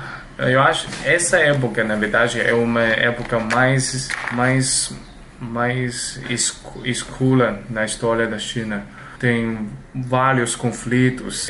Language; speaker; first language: Portuguese; non-native, learner; Chinese